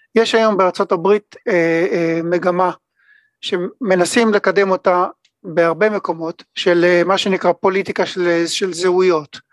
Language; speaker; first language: Hebrew; native; Hebrew